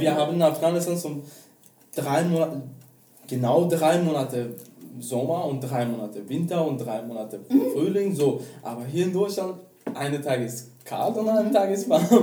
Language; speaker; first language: German; non-native, learner; Persian